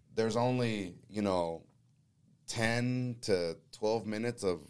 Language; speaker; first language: English; native; English